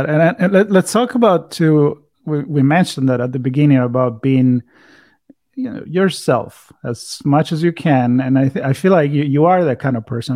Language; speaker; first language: English; non-native, fluent; Italian